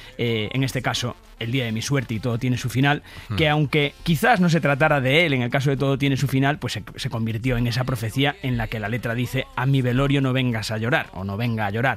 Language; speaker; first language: Spanish; native; Spanish